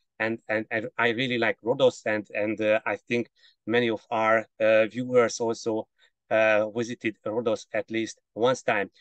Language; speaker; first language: English; non-native, fluent; Hungarian